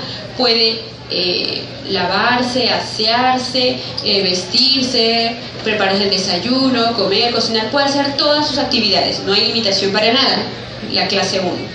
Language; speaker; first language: Spanish; native; Spanish